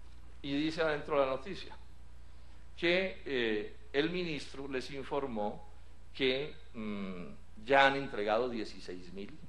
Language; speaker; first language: Spanish; native; Spanish